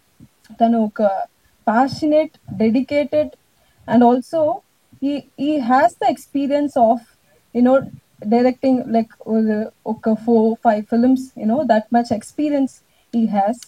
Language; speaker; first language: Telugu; non-native, learner; Tamil